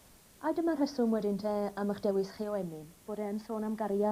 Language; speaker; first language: Welsh; native; Welsh